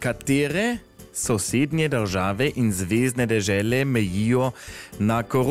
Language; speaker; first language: Slovenian; native; Slovenian